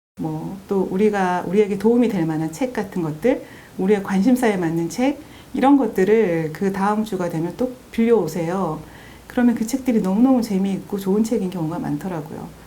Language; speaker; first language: Korean; native; Korean